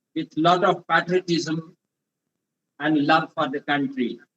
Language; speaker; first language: English; non-native, local second language; Hindi